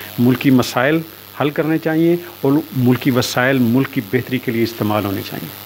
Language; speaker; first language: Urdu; non-native, local second language; Punjabi